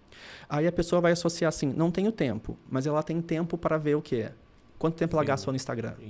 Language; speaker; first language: Portuguese; native; Portuguese